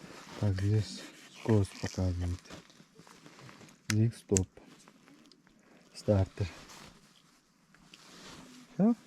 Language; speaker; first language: Russian; non-native, local second language; Kyrgyz